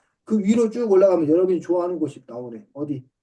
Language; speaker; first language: Korean; native; Korean